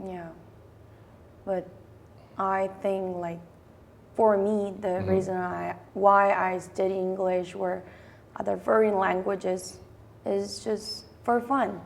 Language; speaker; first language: English; non-native, fluent; Korean